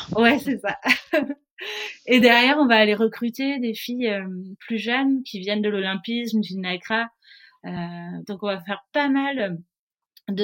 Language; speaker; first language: French; native; French